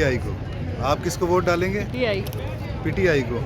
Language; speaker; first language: Urdu; non-native, local second language; Punjabi